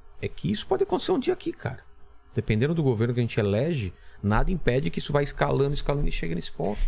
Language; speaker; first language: Portuguese; native; Portuguese